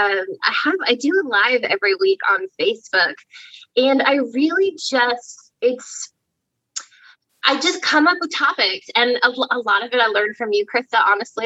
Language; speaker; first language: English; native; English